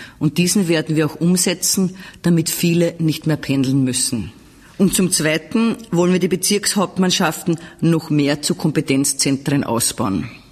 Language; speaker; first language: German; native; German